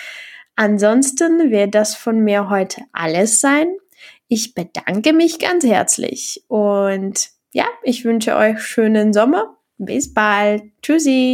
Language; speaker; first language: German; non-native, fluent; Czech